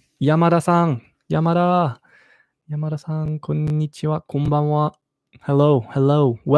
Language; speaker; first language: Japanese; non-native, learner; English